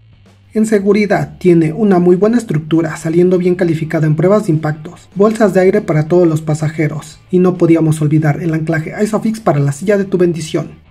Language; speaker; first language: Spanish; native; Spanish